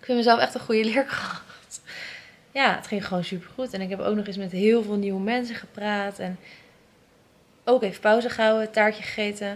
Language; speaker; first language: Dutch; native; Dutch